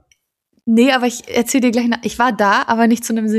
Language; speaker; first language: German; native; German